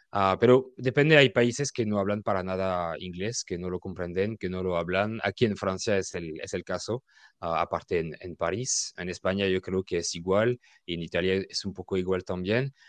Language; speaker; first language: Spanish; non-native, fluent; French